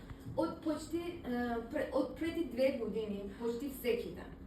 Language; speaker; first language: Bulgarian; non-native, learner; Persian